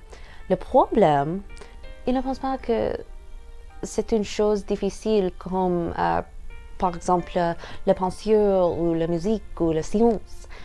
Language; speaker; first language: French; non-native, learner; English